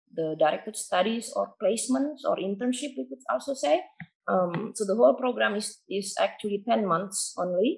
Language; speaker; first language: English; non-native, fluent; Indonesian